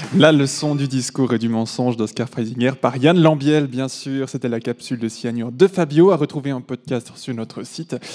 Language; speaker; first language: French; native; French